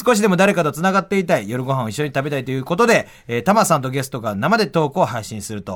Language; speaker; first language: Japanese; native; Japanese